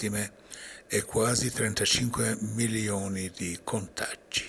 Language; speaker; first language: Italian; non-native, fluent; Persian